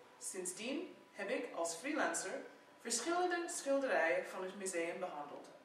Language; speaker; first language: Dutch; non-native, fluent; English